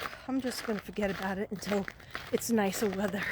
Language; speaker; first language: English; native; English